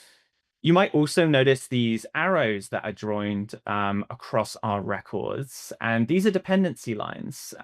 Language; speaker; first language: English; native; English